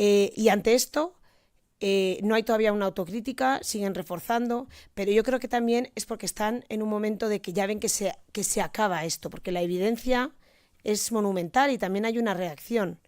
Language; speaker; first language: Spanish; native; Spanish